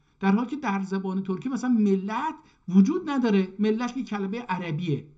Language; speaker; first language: Persian; non-native, local second language; Azerbaijani